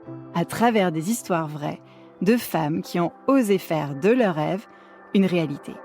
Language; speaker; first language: French; native; French